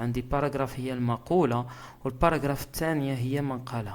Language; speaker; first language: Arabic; native; Arabic